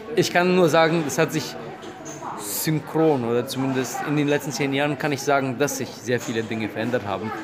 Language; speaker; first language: German; non-native, fluent; Romanian